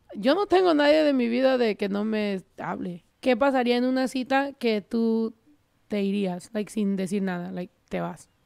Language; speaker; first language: Spanish; early bilingual, heritage; Spanish